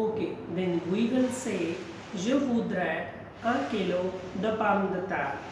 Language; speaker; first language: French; non-native, fluent; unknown